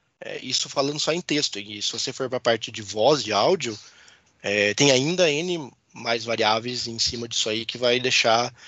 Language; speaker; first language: Portuguese; native; Portuguese